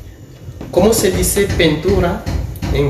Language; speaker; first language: Spanish; non-native, learner; Haitian Creole